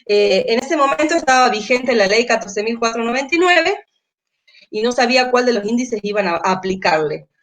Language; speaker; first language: Spanish; native; Spanish